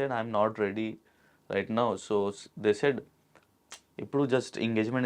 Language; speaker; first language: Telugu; non-native, local second language; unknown